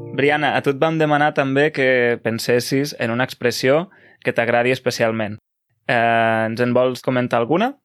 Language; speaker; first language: Catalan; native; Catalan